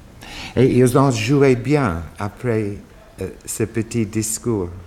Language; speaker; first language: French; non-native, fluent; English